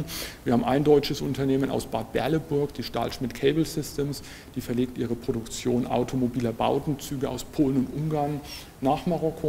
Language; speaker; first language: German; native; German